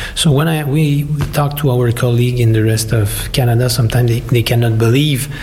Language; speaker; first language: English; non-native, fluent; French